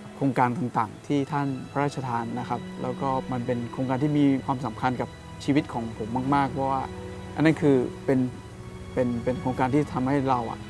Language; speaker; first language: Thai; non-native, local second language; Akha